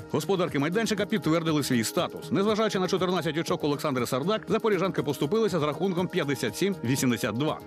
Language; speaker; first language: Ukrainian; native; Ukrainian